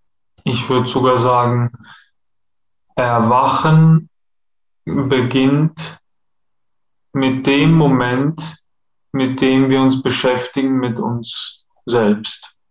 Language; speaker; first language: German; non-native, fluent; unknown